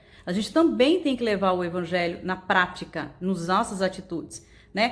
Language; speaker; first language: Portuguese; native; Portuguese